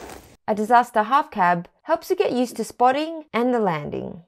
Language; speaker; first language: English; native; English